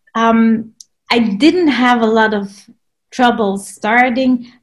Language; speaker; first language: English; non-native, fluent; Dutch